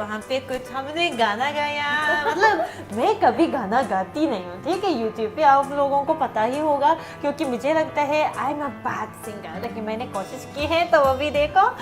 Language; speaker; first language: Hindi; non-native, fluent; Japanese